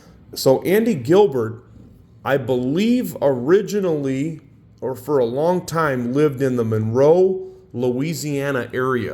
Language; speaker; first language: English; native; English